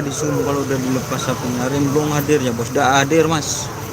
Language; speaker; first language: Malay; non-native, local second language; Madurese